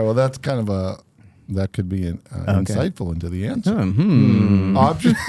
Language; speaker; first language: English; native; English